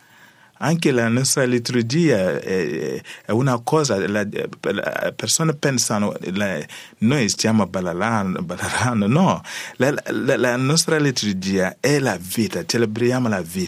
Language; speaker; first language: Italian; non-native, learner; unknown